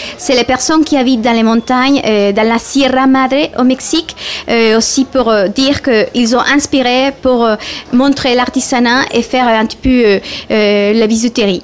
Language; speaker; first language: French; non-native, fluent; Spanish